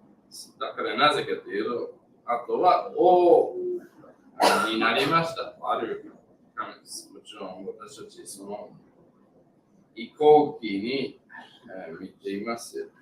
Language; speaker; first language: Japanese; non-native, learner; English